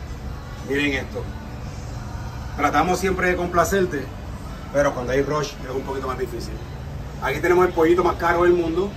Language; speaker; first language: Spanish; native; Spanish